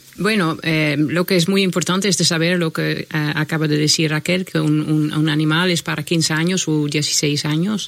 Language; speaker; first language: Spanish; non-native, fluent; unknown